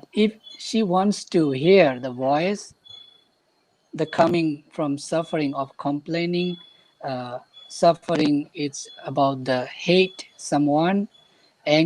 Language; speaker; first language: English; non-native, fluent; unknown